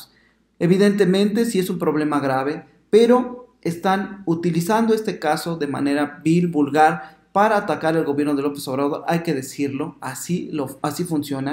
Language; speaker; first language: Spanish; native; Spanish